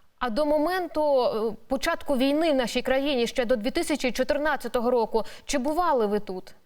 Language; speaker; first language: Ukrainian; native; Ukrainian